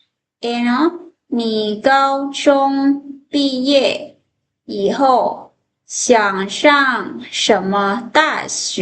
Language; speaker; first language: Chinese; non-native, fluent; Lao